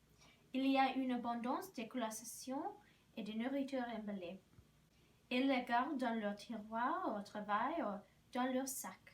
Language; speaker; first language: French; non-native, learner; English